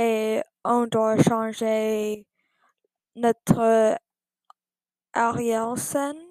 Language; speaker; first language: French; non-native, learner; English